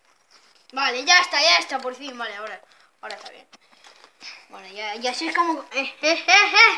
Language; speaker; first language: Spanish; native; Spanish